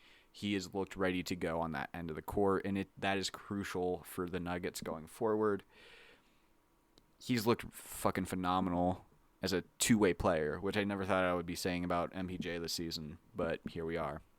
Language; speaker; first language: English; native; English